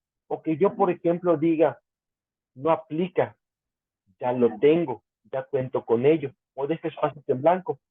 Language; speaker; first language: Spanish; native; Spanish